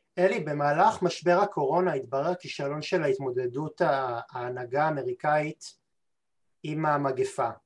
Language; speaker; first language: Hebrew; native; Hebrew